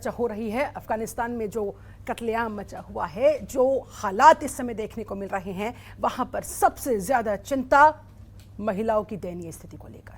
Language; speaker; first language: Hindi; native; Hindi